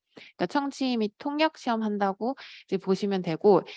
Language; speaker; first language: Korean; native; Korean